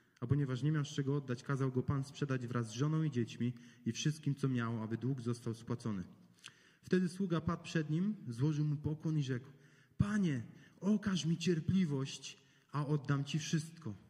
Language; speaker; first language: Polish; native; Polish